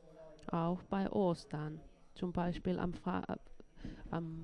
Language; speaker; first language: German; non-native, fluent; Finnish